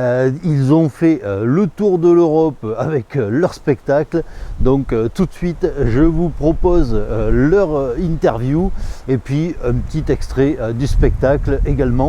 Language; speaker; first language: French; native; French